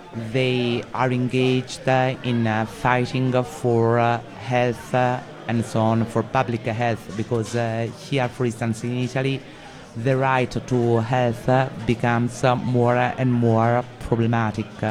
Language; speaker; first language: English; non-native, fluent; Italian